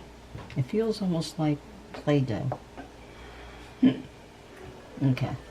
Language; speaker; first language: English; native; English